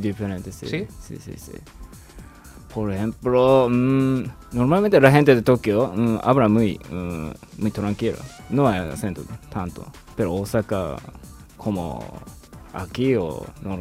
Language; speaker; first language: Spanish; non-native, learner; Japanese